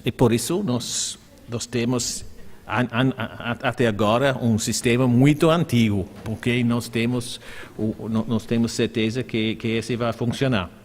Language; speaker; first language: Portuguese; non-native, fluent; English